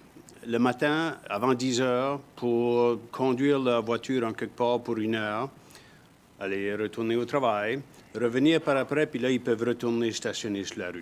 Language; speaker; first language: French; native; French